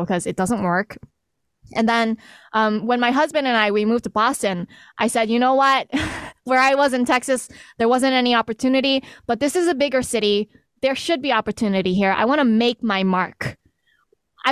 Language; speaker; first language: English; native; English